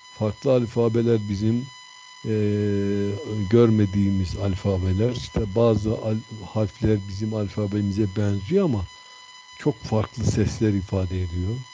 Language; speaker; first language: Turkish; native; Turkish